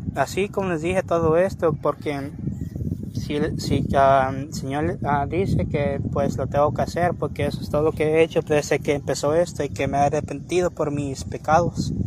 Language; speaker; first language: Spanish; early bilingual, heritage; Spanish